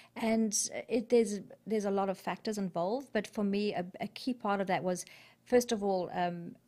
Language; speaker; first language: English; native; English